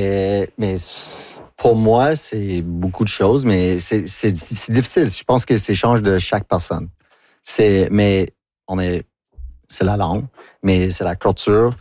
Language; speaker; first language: French; non-native, learner; English